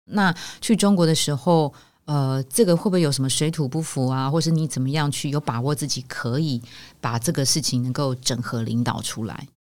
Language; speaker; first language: Chinese; native; Chinese